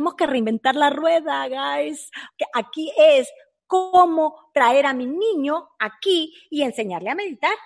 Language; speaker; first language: Spanish; native; Spanish